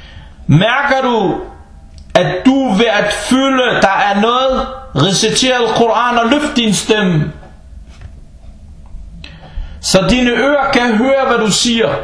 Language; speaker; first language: Danish; non-native, fluent; Arabic